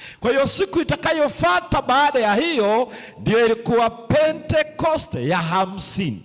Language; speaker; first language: Swahili; native; Swahili